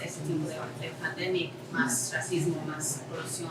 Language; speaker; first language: Spanish; non-native, learner; English